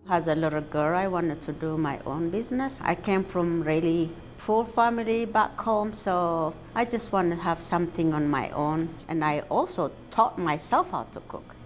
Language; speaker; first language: English; non-native, fluent; Amharic